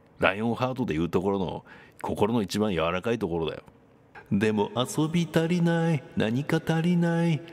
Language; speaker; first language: Japanese; native; Japanese